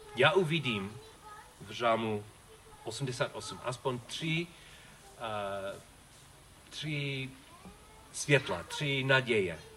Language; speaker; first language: Czech; non-native, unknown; English